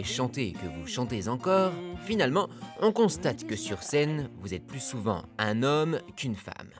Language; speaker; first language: French; native; French